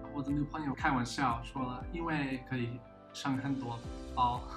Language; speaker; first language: Chinese; non-native, learner; English